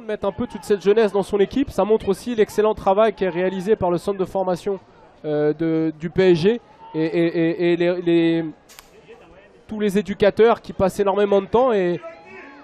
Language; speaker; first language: French; native; French